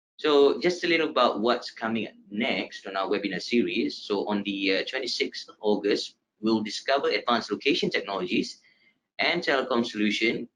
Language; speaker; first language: English; non-native, local second language; Malay